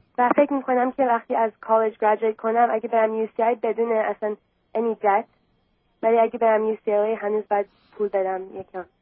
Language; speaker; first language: Persian; early bilingual, heritage; Persian